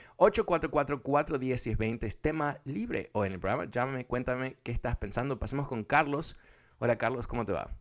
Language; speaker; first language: Spanish; early bilingual, other home language; English